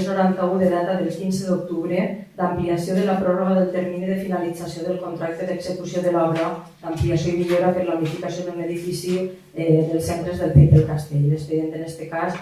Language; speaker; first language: Catalan; native; Catalan